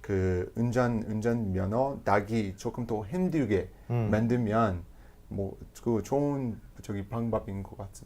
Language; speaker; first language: Korean; non-native, fluent; English